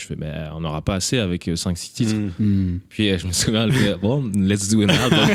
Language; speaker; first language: French; native; French